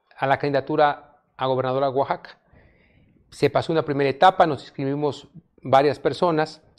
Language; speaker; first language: Spanish; native; Spanish